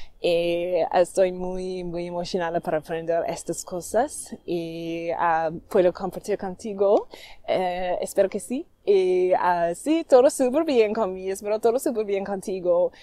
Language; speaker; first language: Spanish; non-native, learner; English